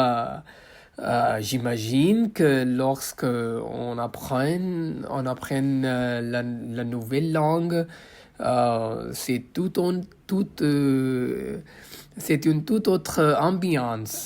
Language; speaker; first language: French; non-native, fluent; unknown